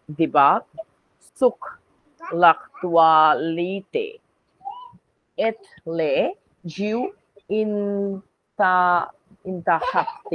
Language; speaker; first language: French; non-native, learner; Bangla